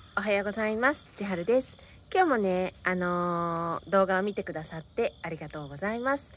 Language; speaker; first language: Japanese; native; Japanese